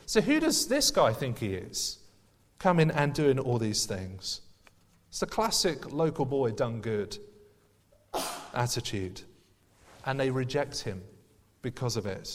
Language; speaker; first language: English; native; English